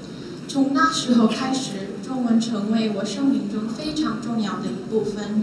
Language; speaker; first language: Chinese; non-native, learner; Korean